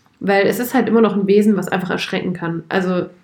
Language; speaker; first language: German; native; German